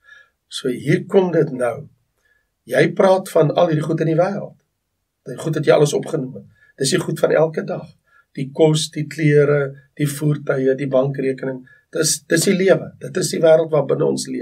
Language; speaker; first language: Afrikaans; native; Afrikaans